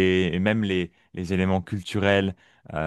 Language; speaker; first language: French; native; French